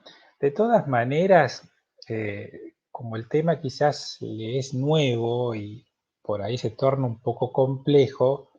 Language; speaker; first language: Spanish; native; Spanish